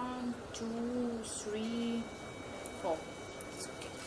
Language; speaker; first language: English; non-native, learner; Russian